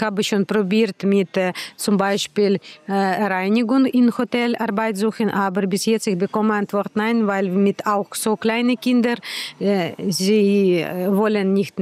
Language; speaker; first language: German; non-native, learner; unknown